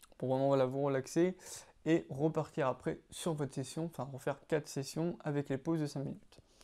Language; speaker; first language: French; native; French